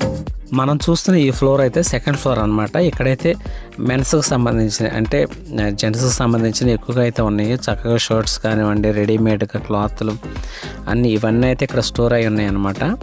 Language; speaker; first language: Telugu; native; Telugu